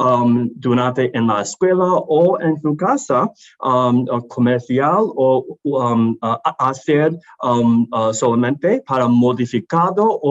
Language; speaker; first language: Spanish; non-native, learner; English